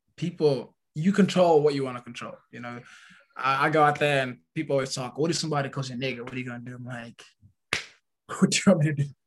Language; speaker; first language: English; early bilingual, other home language; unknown